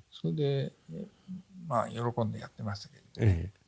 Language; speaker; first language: Japanese; native; Japanese